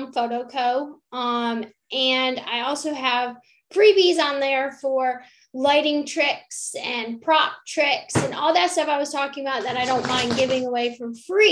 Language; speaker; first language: English; native; English